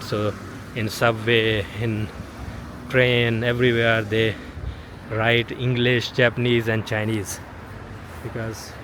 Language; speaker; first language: English; non-native, local second language; Urdu